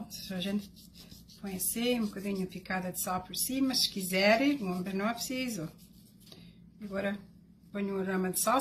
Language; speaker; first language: Portuguese; early bilingual, heritage; Portuguese